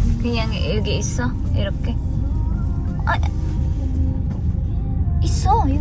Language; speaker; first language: Korean; non-native, learner; Filipino